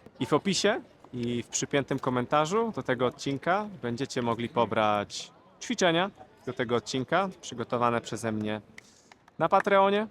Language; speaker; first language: Polish; native; Polish